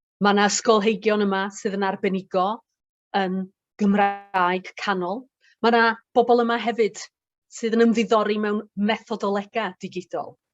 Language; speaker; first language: Welsh; native; Welsh